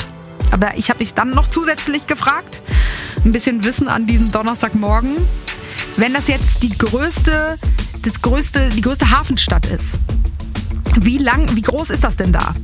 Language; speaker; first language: German; native; German